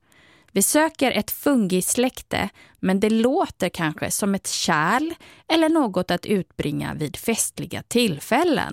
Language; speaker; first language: Swedish; native; Swedish